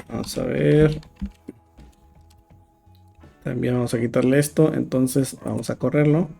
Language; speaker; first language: Spanish; native; Spanish